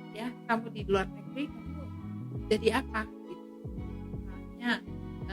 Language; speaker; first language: Indonesian; native; Indonesian